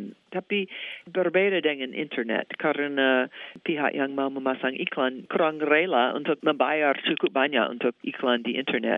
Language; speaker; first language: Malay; non-native, fluent; English